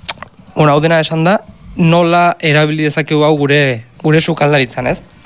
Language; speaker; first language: Basque; native; Basque